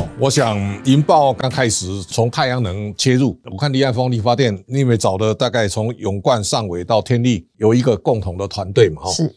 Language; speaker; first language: Chinese; native; Chinese